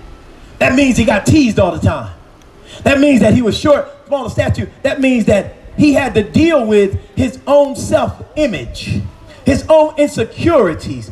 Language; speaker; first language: English; native; English